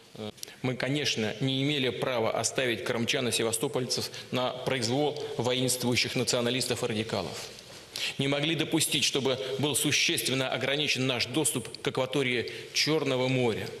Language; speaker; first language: Russian; native; Russian